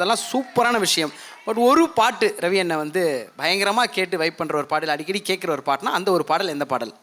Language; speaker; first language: Tamil; native; Tamil